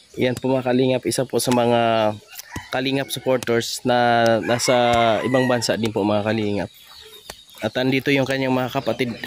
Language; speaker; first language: Filipino; non-native, local second language; Cebuano